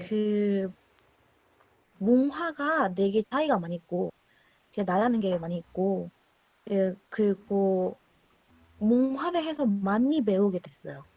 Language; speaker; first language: Korean; non-native, learner; Spanish